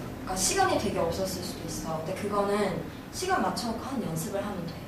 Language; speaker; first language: Korean; native; Korean